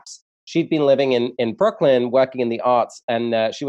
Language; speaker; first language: English; native; English